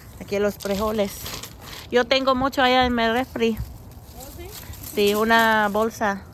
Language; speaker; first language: Spanish; non-native, learner; Filipino